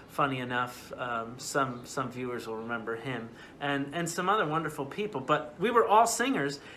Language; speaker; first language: English; native; English